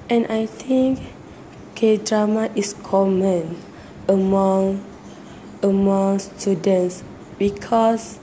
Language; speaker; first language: English; non-native, learner; Malay